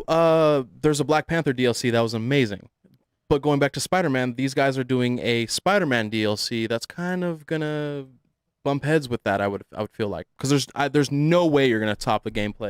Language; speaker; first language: English; native; English